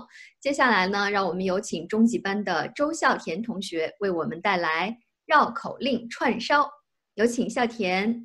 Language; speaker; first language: Chinese; native; Chinese